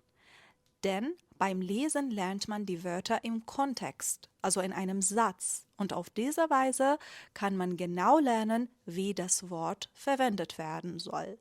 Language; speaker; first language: German; non-native, fluent; Persian